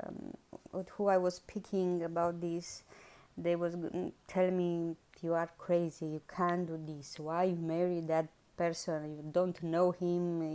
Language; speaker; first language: English; non-native, learner; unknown